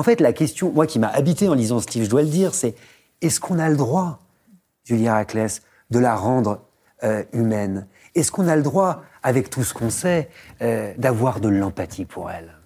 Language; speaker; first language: French; native; French